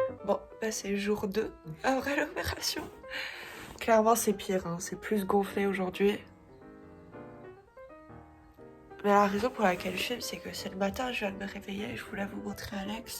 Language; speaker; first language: French; native; French